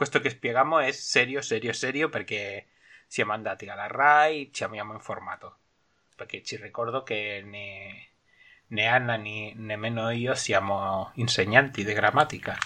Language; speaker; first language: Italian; non-native, learner; Spanish